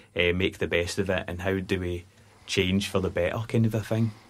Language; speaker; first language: English; native; English